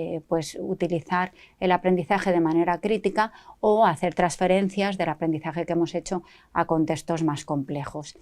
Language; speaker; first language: Spanish; native; Spanish